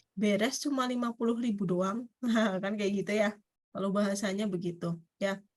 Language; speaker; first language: Indonesian; native; Indonesian